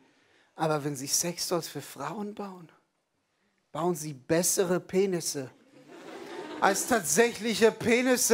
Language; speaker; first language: German; non-native, fluent; Hebrew